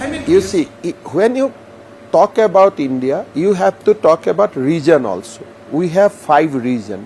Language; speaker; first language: English; non-native, local second language; Assamese